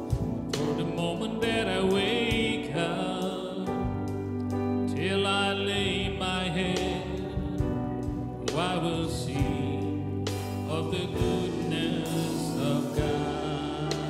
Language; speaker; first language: English; non-native, local second language; Malay